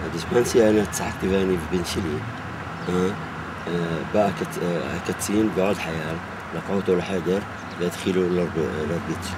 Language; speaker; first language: Hebrew; non-native, local second language; Arabic